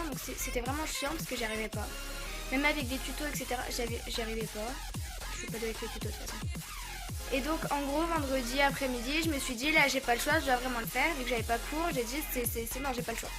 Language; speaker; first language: French; native; French